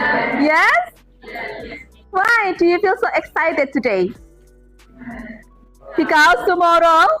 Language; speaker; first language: English; non-native, fluent; Indonesian